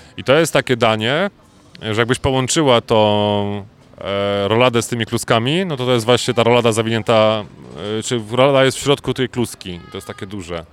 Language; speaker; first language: Polish; native; Polish